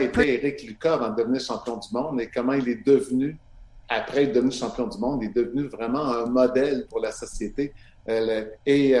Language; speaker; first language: French; native; French